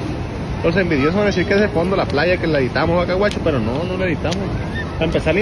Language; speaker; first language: Spanish; native; Spanish